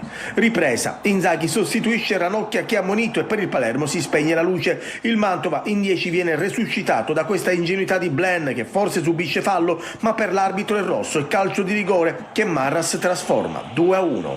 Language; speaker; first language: Italian; native; Italian